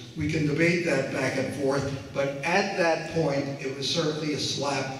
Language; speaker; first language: English; native; English